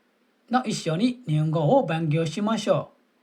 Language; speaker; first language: Japanese; non-native, learner; Burmese